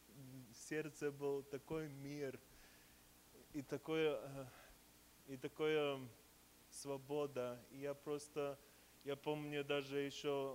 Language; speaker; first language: Russian; early bilingual, heritage; Russian